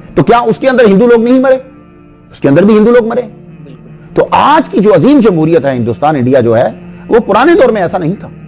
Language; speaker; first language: Urdu; native; Urdu